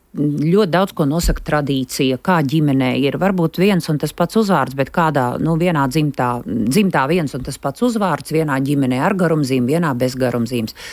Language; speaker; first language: Latvian; native; Latvian